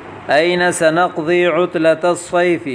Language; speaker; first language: Arabic; non-native, fluent; Urdu